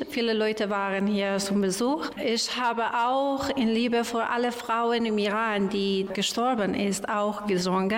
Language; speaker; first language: German; non-native, fluent; Persian